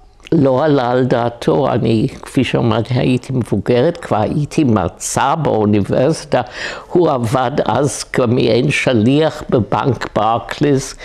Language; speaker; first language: Hebrew; non-native, fluent; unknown